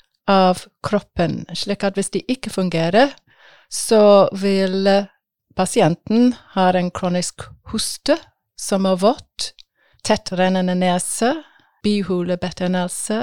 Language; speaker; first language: Norwegian; non-native, fluent; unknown